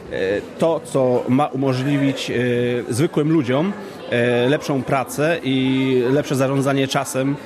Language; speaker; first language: Polish; native; Polish